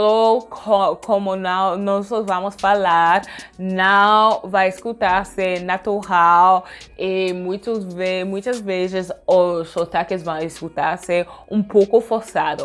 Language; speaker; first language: Portuguese; non-native, learner; French